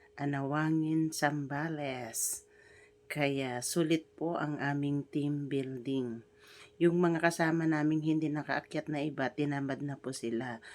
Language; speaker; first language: Filipino; native; Filipino